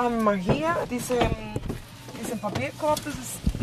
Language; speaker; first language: German; non-native, fluent; Spanish